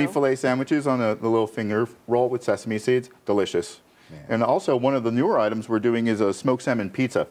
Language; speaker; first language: English; native; English